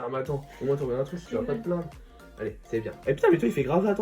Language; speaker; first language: French; native; French